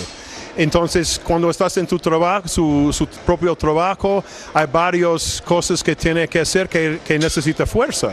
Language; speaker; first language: Spanish; non-native, learner; English